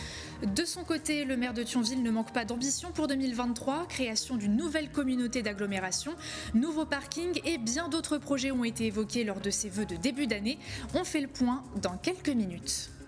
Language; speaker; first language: French; native; French